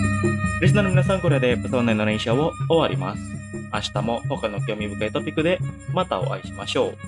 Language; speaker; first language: Japanese; non-native, fluent; Indonesian